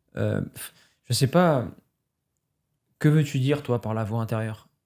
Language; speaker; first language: French; native; French